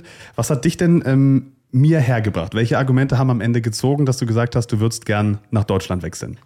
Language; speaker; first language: German; native; German